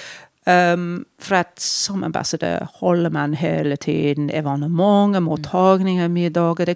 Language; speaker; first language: Swedish; non-native, fluent; English